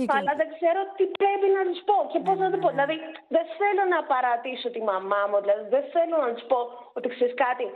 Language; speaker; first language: Greek; early bilingual, other home language; Russian